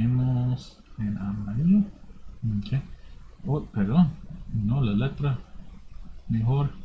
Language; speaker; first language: Spanish; non-native, fluent; English